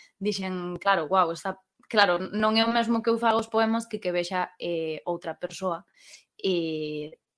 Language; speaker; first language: Galician; non-native, local second language; Spanish